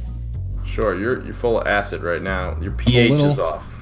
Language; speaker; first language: English; native; English